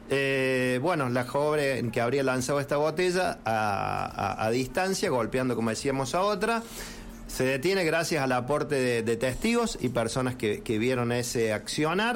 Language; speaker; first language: Spanish; native; Spanish